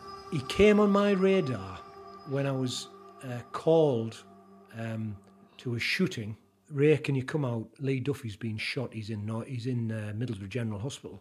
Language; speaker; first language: English; native; English